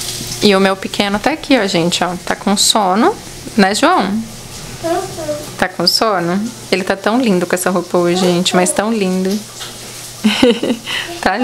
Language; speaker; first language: Portuguese; native; Portuguese